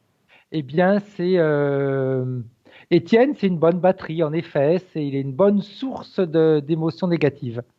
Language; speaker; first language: French; native; French